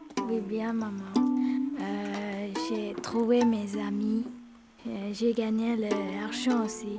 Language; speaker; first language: French; non-native, learner; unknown